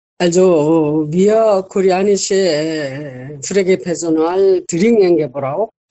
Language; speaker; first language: German; non-native, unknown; Korean